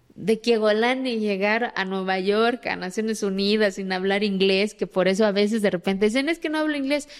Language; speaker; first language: Spanish; early bilingual, other home language; Zapotec